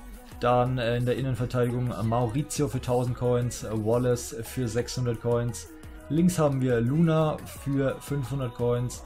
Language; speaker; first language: German; native; German